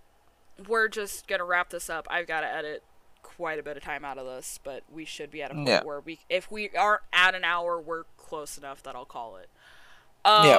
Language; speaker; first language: English; native; English